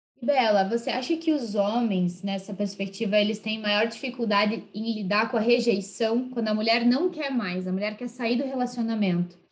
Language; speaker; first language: Portuguese; native; Portuguese